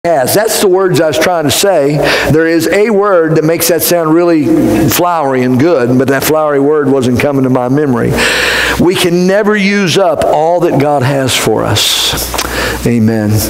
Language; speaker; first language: English; native; English